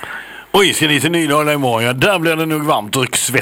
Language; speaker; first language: Swedish; native; Swedish